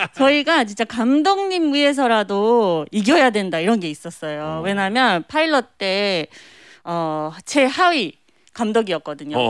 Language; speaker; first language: Korean; non-native, fluent; English